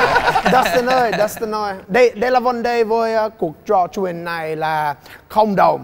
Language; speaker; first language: Vietnamese; non-native, fluent; English